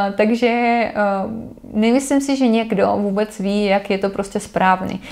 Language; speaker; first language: Czech; non-native, fluent; Russian